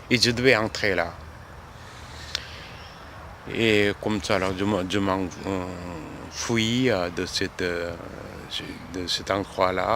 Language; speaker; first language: French; non-native, learner; Korean